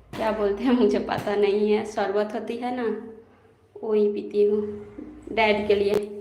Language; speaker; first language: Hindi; non-native, local second language; Bangla